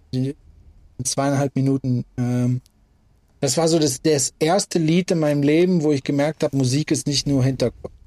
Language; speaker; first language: German; early bilingual, other home language; Persian